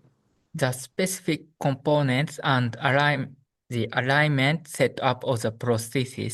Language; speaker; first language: English; non-native, learner; Japanese